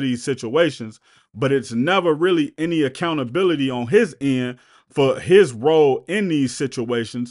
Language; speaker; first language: English; native; English